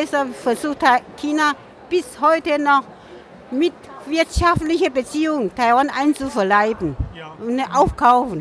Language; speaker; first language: German; non-native, fluent; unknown